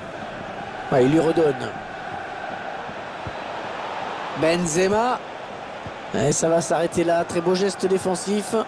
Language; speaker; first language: French; native; French